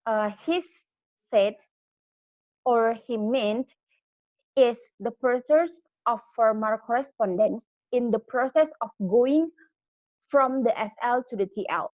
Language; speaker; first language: English; non-native, learner; Indonesian